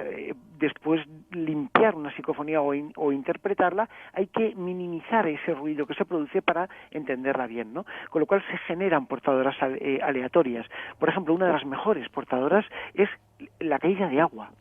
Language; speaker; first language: Spanish; native; Spanish